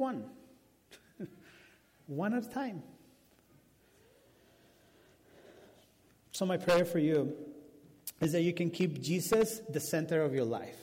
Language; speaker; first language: English; non-native, fluent; Spanish